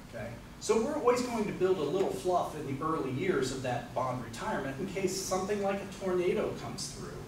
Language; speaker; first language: English; native; English